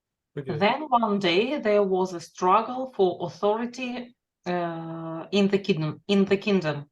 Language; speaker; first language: English; non-native, fluent; Russian